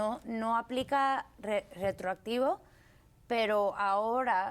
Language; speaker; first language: Spanish; early bilingual, heritage; Spanish